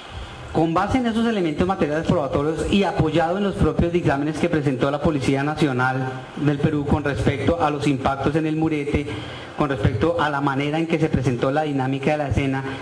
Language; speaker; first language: Spanish; native; Spanish